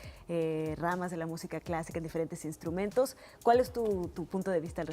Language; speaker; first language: Spanish; native; Spanish